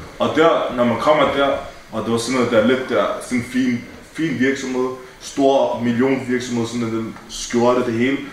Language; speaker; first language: Danish; early bilingual, other home language; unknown